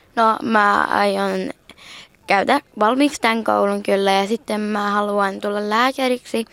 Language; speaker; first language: Finnish; early bilingual, heritage; Finnish